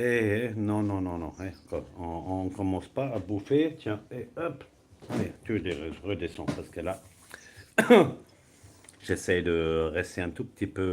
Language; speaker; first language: French; non-native, fluent; German